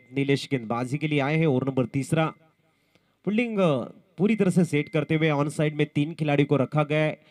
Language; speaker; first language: Hindi; non-native, local second language; Marathi